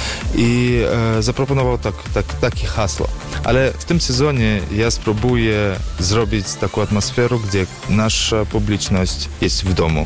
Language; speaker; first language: Polish; non-native, learner; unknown